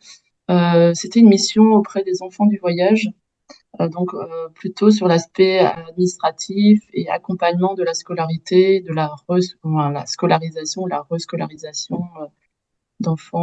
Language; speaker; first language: French; native; French